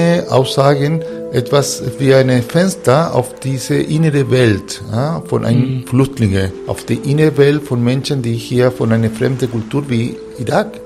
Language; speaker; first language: German; non-native, fluent; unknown